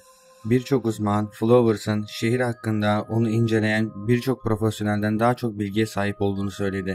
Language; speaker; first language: Turkish; native; Turkish